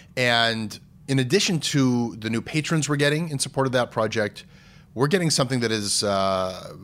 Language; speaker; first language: English; native; English